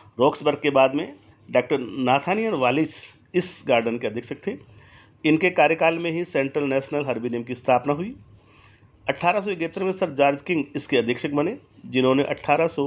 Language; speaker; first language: Hindi; native; Hindi